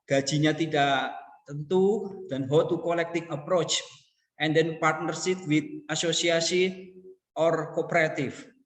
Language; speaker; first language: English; non-native, learner; Indonesian